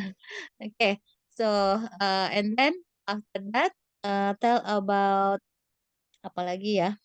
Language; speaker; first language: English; non-native, fluent; Indonesian